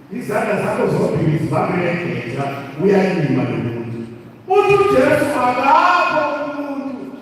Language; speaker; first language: Zulu; non-native, local second language; South Ndebele